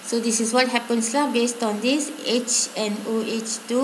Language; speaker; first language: English; non-native, local second language; Malay